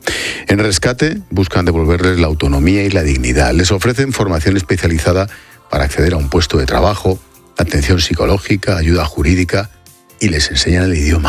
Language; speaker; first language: Spanish; native; Spanish